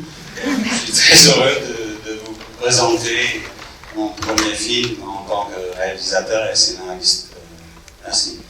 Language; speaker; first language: French; non-native, fluent; English